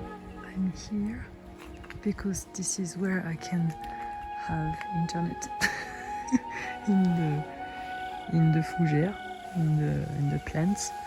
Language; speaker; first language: English; non-native, fluent; French